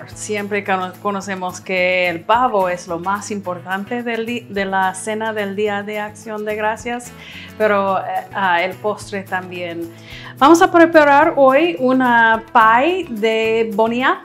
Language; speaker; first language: Spanish; non-native, fluent; English